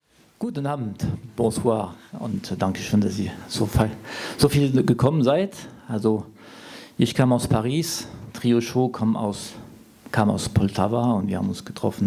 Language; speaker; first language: German; non-native, fluent; French